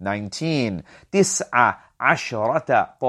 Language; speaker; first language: Arabic; non-native, fluent; English